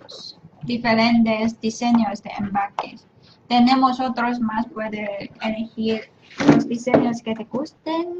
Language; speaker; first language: Spanish; non-native, fluent; Chinese